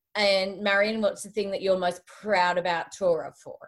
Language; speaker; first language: English; native; English